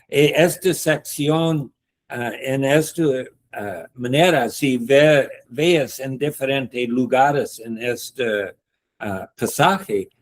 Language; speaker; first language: Spanish; non-native, learner; English